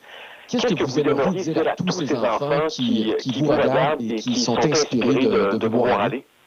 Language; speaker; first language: French; native; French